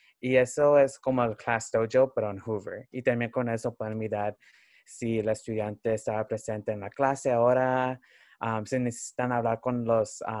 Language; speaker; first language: Spanish; early bilingual, heritage; Spanish